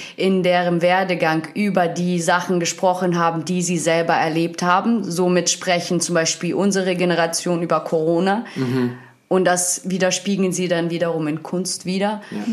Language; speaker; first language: German; non-native, fluent; Ukrainian